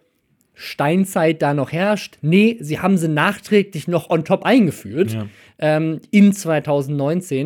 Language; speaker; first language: German; native; German